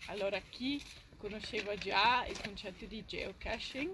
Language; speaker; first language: Italian; non-native, fluent; Dutch